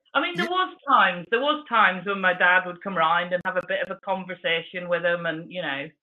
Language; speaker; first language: English; native; English